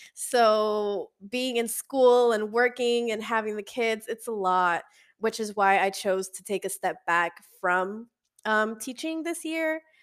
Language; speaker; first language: English; early bilingual, other home language; Spanish